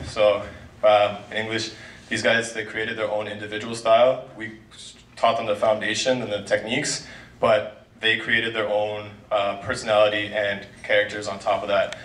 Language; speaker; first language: English; native; English